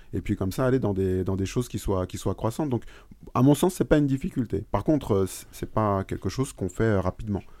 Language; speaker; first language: French; native; French